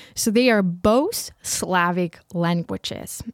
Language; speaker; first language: English; non-native, fluent; Ukrainian